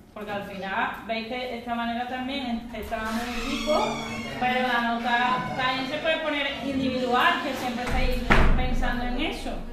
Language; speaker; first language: Spanish; native; Spanish